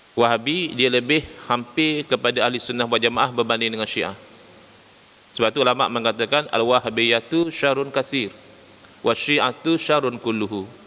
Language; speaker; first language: Malay; native; Malay